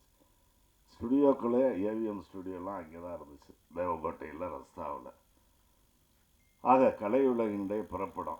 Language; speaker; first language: Tamil; native; Tamil